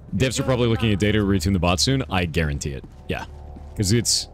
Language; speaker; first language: English; native; English